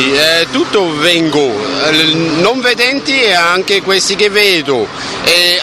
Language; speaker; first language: Italian; non-native, learner; German